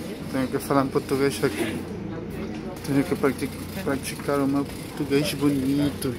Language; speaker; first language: Portuguese; non-native, learner; Spanish